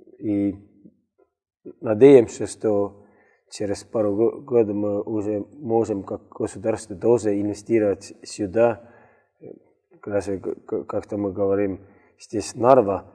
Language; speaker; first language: Russian; non-native, learner; Estonian